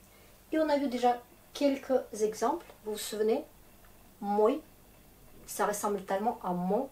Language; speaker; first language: French; non-native, fluent; Russian